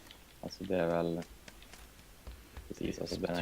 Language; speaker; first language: Swedish; native; Swedish